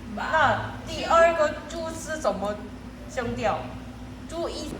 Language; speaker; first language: Chinese; non-native, learner; Korean